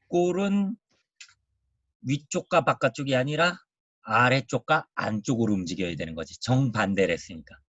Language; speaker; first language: Korean; native; Korean